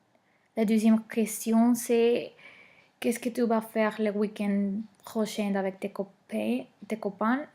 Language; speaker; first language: French; non-native, learner; Spanish